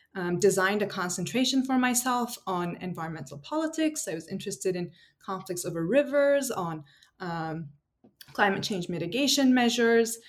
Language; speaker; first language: English; non-native, fluent; Turkish